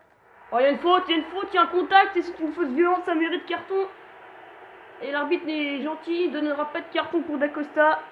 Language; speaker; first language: French; native; French